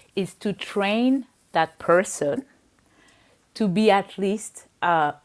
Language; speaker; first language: English; non-native, fluent; French